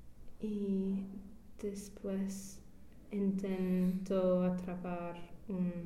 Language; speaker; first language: Spanish; non-native, learner; English